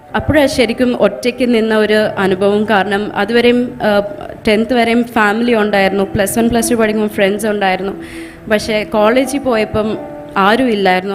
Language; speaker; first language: Malayalam; early bilingual, heritage; Malayalam